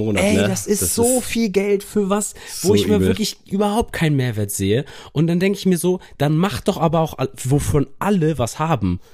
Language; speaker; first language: German; native; German